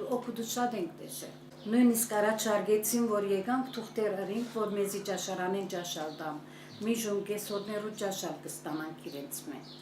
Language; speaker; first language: Armenian; early bilingual, heritage; Armenian